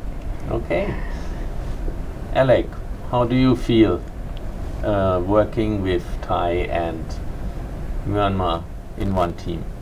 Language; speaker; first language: English; non-native, fluent; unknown